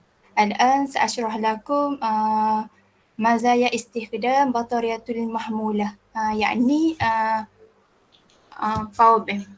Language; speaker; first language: Arabic; non-native, learner; Malay